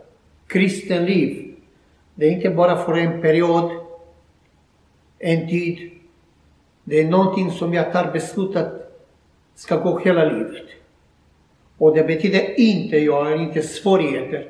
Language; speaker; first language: Swedish; non-native, learner; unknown